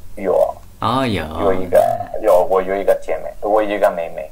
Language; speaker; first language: Chinese; non-native, learner; Spanish